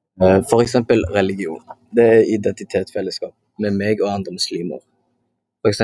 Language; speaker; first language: Norwegian; early bilingual, other home language; Indonesian